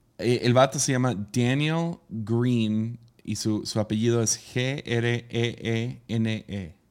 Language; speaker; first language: Spanish; native; Spanish